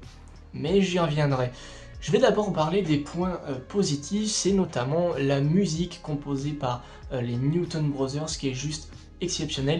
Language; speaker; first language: French; native; French